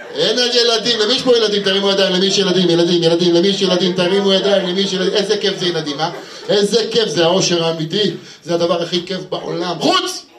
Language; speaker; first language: Hebrew; native; Hebrew